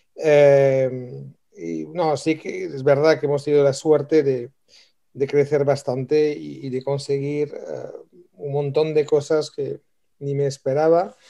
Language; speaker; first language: Spanish; non-native, fluent; French